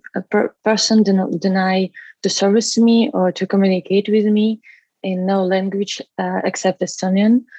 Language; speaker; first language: English; non-native, learner; Russian